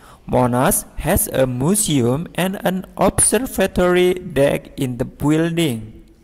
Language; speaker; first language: English; non-native, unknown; Indonesian